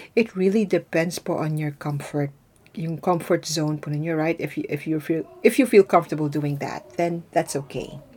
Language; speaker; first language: English; non-native, local second language; Filipino